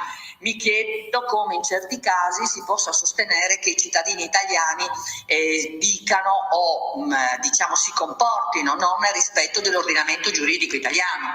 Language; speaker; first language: Italian; native; Italian